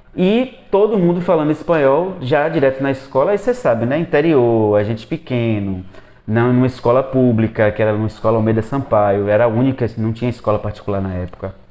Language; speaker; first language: Portuguese; early bilingual, other home language; Spanish